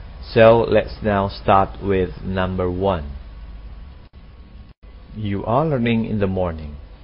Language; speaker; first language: English; non-native, fluent; Indonesian